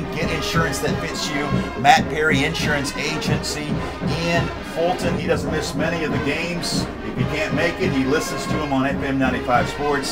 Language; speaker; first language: English; native; English